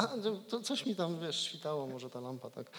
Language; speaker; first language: Polish; native; Polish